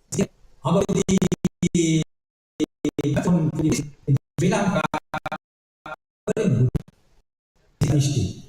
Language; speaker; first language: German; non-native, learner; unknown